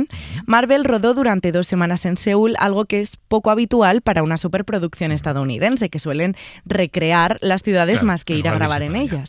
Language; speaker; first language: Spanish; native; Spanish